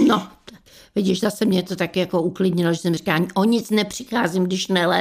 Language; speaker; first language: Czech; native; Czech